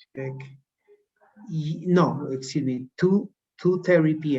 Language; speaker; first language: English; non-native, learner; Spanish